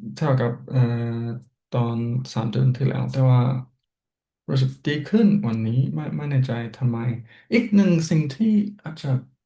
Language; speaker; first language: Thai; non-native, learner; English